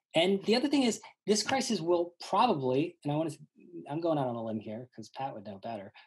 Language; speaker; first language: English; native; English